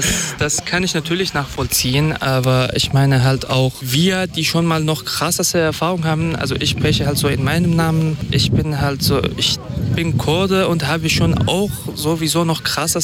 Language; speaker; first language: German; non-native, fluent; Kurdish